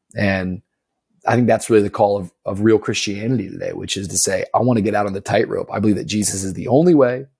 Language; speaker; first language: English; native; English